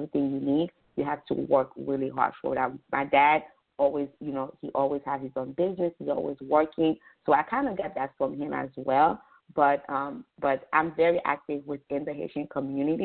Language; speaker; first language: English; non-native, fluent; Haitian Creole